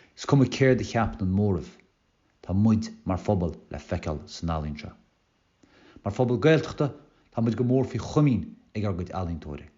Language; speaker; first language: Irish; native; Irish